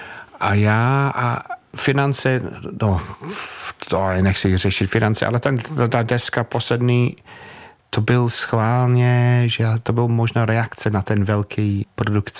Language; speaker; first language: Czech; non-native, fluent; English